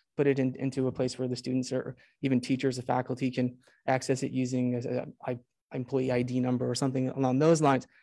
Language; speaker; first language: English; native; English